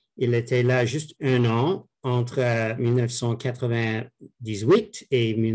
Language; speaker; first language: French; non-native, fluent; English